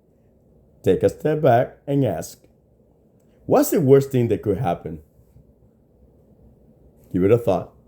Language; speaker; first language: English; non-native, fluent; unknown